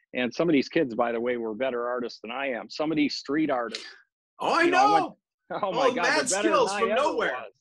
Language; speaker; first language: English; native; English